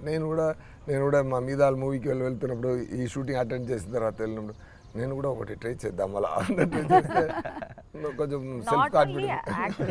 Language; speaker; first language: Telugu; non-native, learner; Tamil